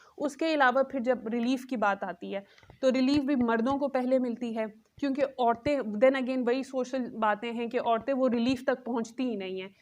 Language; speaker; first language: Urdu; non-native, local second language; Khowar